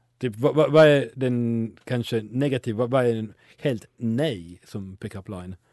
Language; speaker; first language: Swedish; non-native, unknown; Italian